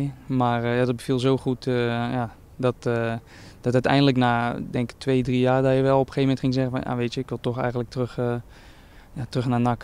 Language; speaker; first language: Dutch; native; Dutch